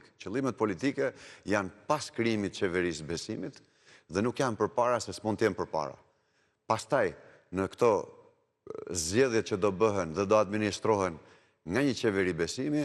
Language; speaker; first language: Albanian; native; Albanian